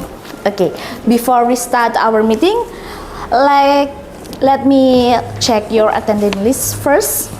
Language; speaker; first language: English; non-native, learner; Indonesian